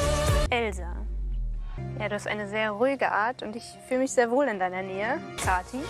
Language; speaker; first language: German; native; German